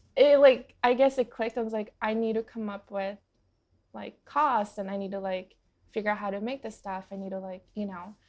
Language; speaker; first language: English; early bilingual, other home language; Portuguese